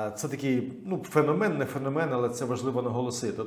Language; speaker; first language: Ukrainian; non-native, local second language; Russian